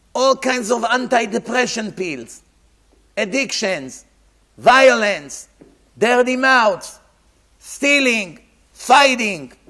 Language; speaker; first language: English; non-native, fluent; Hebrew